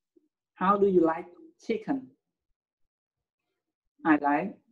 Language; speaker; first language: English; non-native, learner; Khmer